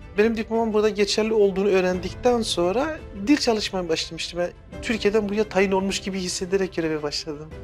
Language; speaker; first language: Turkish; non-native, local second language; Kurdish